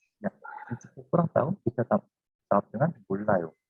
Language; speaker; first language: Indonesian; non-native, fluent; Korean